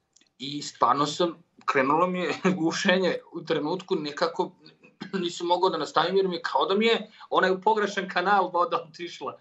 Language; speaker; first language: Serbian; native; Serbian